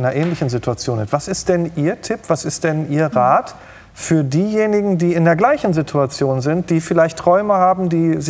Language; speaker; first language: German; native; German